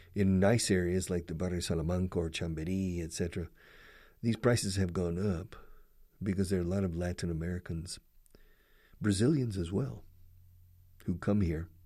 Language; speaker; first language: English; native; English